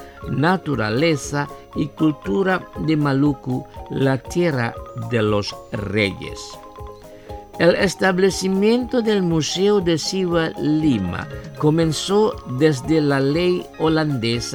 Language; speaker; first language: Spanish; non-native, fluent; Indonesian